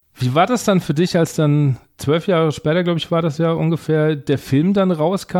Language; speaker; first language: German; native; German